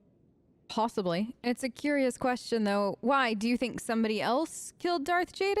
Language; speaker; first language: English; native; English